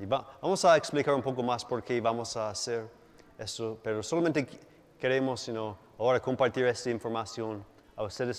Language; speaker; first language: Spanish; non-native, fluent; English